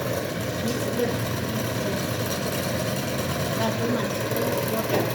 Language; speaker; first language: English; non-native, learner; Filipino